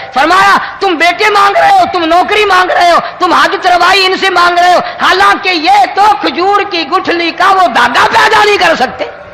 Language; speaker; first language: Urdu; non-native, local second language; Punjabi